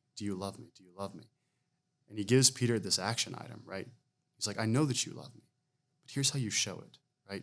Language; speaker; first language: English; native; English